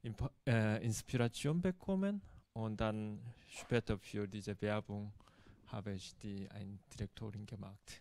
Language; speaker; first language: German; non-native, fluent; Korean